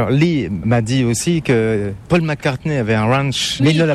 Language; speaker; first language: French; native; French